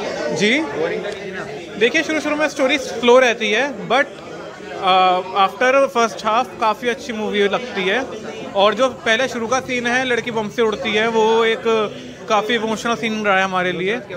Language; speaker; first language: Hindi; native; Hindi